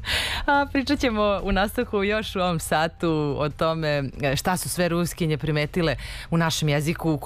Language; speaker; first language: Serbian; native; Serbian